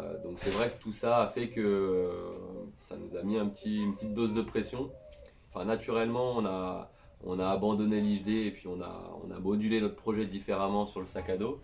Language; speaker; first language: French; native; French